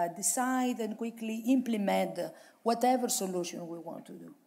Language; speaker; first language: English; non-native, fluent; Greek